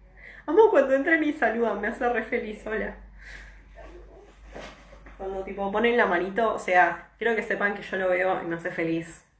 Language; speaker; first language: Spanish; native; Spanish